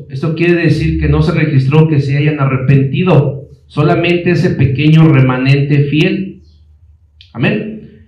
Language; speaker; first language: Spanish; native; Spanish